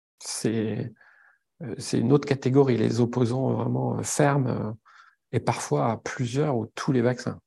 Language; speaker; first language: French; native; French